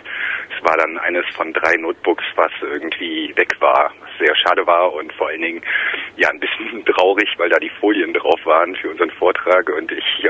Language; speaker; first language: German; native; German